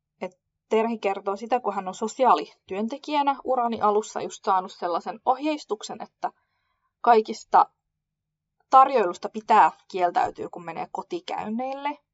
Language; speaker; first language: Finnish; early bilingual, other home language; Kurdish